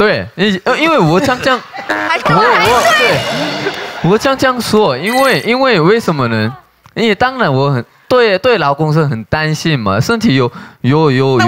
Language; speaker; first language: Chinese; non-native, fluent; Korean